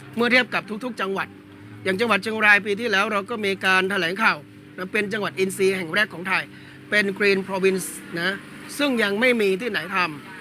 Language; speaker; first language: Thai; native; Thai